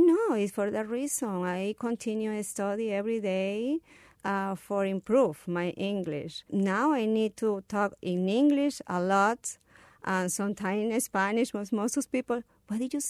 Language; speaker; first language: English; non-native, learner; Spanish